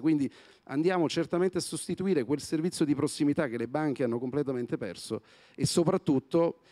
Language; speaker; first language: Italian; native; Italian